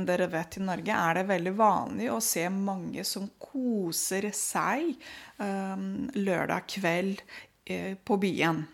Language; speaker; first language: Norwegian; non-native, fluent; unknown